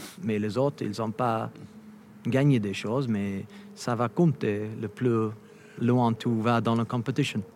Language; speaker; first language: French; non-native, fluent; English